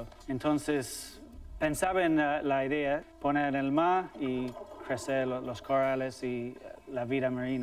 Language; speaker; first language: Spanish; non-native, learner; English